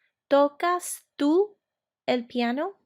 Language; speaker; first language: Spanish; non-native, fluent; English